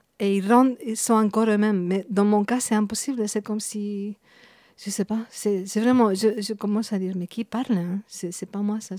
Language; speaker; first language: French; non-native, fluent; Spanish